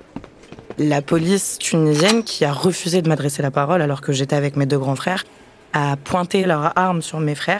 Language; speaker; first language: French; native; French